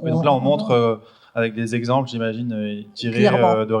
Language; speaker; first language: French; native; French